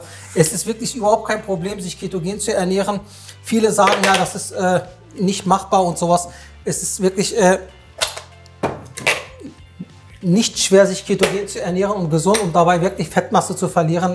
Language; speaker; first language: German; native; German